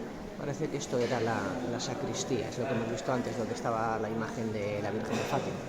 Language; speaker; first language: Spanish; native; Spanish